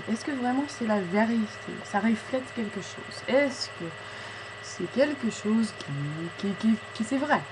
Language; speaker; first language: French; non-native, fluent; English